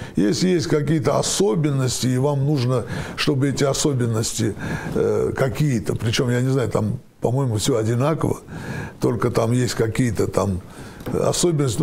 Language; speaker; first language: Russian; non-native, local second language; Armenian